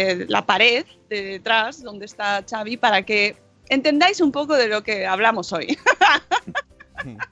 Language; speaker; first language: Spanish; native; Spanish